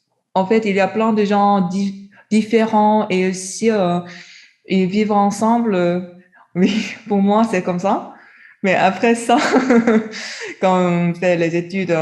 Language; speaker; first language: French; non-native, learner; Chinese